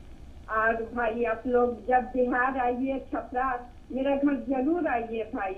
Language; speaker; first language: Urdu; non-native, local second language; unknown